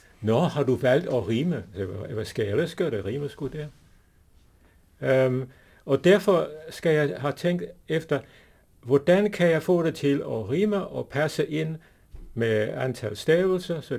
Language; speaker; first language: Danish; non-native, fluent; English